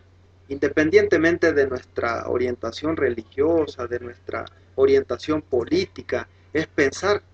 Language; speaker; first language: Spanish; native; Spanish